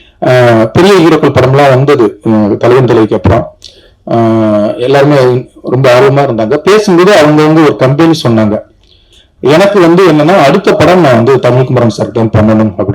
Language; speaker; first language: Tamil; native; Tamil